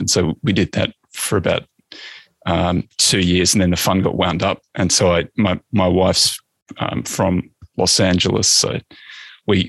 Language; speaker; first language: English; native; English